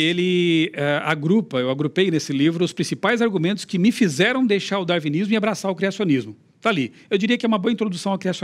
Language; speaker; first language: Portuguese; native; Portuguese